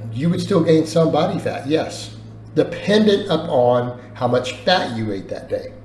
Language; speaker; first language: English; native; English